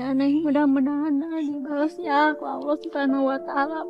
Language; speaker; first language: Indonesian; native; Indonesian